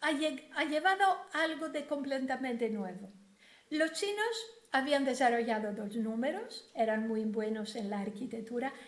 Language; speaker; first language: Spanish; non-native, fluent; Greek